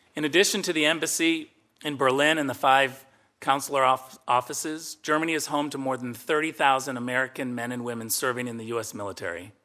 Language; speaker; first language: English; native; English